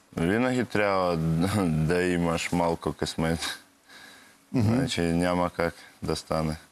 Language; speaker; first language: Bulgarian; non-native, learner; Russian